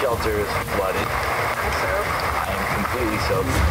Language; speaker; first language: English; native; English